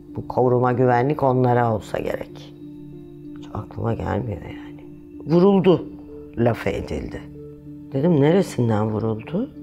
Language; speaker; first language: Turkish; native; Turkish